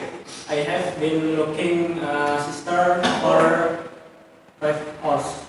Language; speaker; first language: English; non-native, learner; Indonesian